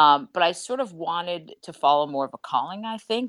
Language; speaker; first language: English; native; English